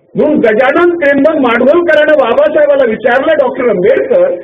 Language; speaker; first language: Hindi; non-native, local second language; Marathi